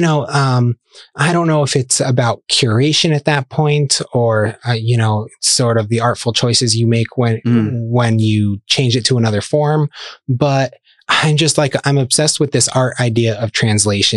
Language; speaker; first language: English; native; English